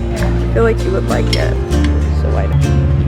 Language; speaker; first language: English; native; English